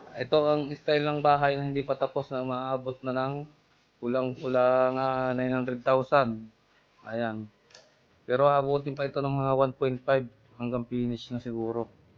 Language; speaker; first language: Filipino; native; Filipino